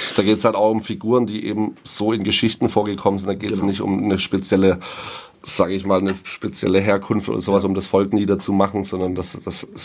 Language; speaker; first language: German; native; German